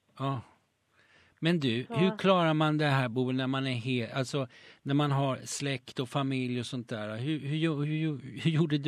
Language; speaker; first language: Swedish; native; Swedish